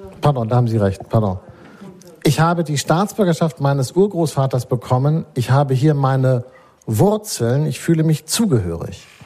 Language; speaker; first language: German; native; German